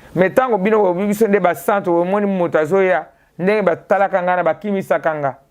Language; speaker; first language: Lingala; native; Lingala